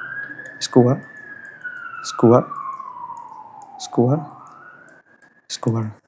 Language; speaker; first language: English; non-native, fluent; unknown